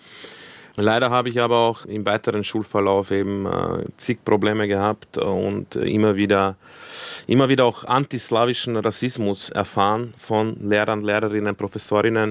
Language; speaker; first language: German; early bilingual, other home language; Croatian